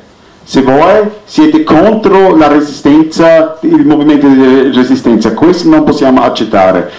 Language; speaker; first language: Italian; non-native, fluent; Arabic